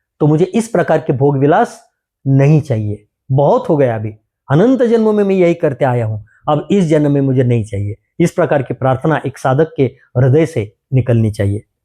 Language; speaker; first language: Hindi; non-native, local second language; Marathi